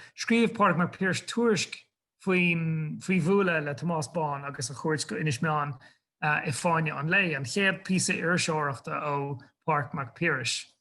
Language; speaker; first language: Irish; non-native, local second language; English